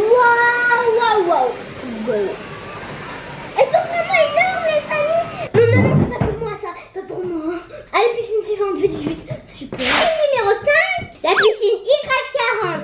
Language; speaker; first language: French; native; French